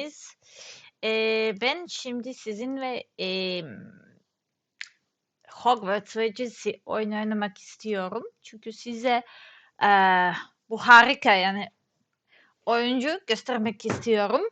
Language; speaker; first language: Turkish; non-native, learner; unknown